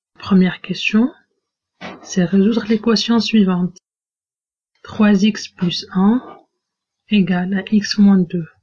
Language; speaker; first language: French; non-native, local second language; Arabic